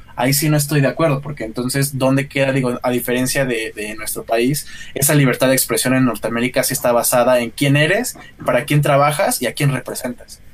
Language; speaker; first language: Spanish; native; Spanish